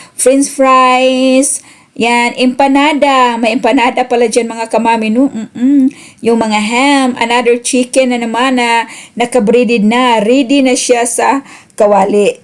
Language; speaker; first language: Filipino; native; Filipino